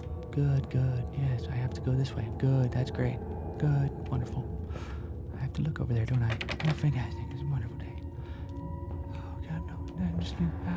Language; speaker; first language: English; native; English